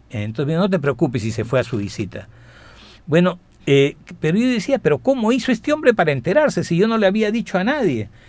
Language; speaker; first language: Spanish; native; Spanish